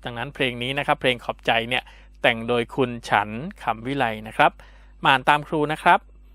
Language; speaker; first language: Thai; native; Thai